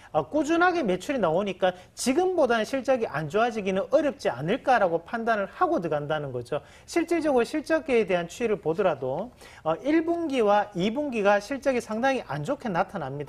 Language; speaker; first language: Korean; native; Korean